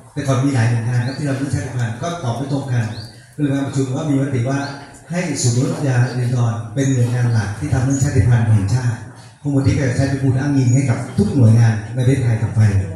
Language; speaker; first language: Thai; non-native, local second language; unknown